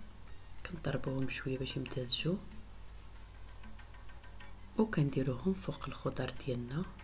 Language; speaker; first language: Arabic; native; Arabic